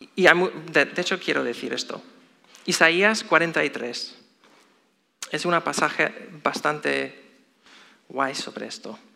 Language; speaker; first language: Spanish; non-native, fluent; English